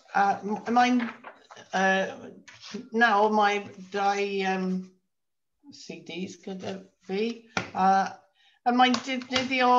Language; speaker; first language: Welsh; non-native, learner; English